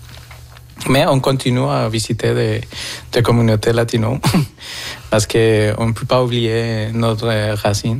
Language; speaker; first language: French; non-native, learner; Spanish